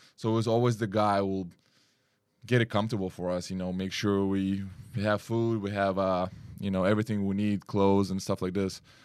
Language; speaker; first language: English; non-native, fluent; Lithuanian